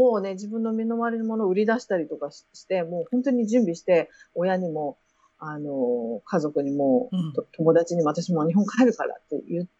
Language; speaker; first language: Japanese; native; Japanese